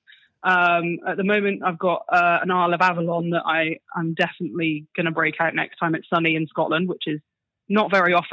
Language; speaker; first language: English; native; English